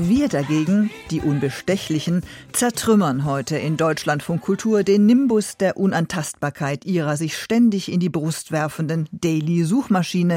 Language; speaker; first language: German; native; German